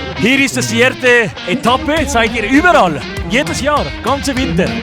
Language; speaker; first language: German; non-native, learner; French